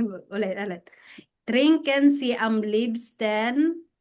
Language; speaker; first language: German; non-native, fluent; Filipino